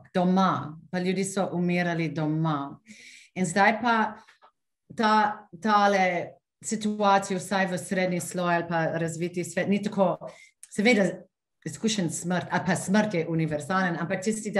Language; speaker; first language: Slovenian; non-native, fluent; English